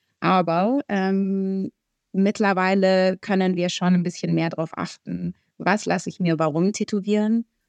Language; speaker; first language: German; early bilingual, other home language; Arabic